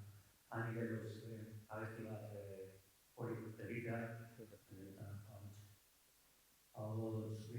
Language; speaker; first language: Basque; non-native, local second language; Spanish